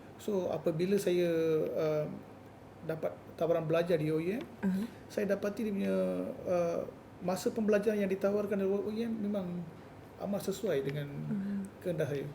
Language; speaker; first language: Malay; non-native, local second language; Tamil